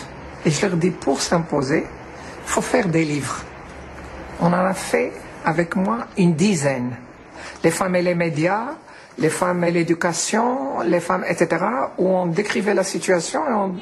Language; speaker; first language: French; non-native, local second language; Arabic